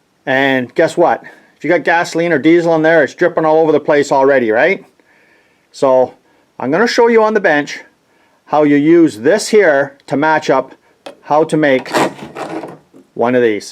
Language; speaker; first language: English; native; English